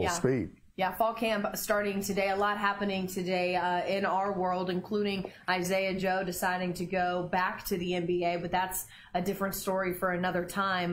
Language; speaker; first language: English; native; English